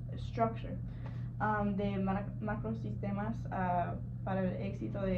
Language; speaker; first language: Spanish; non-native, learner; English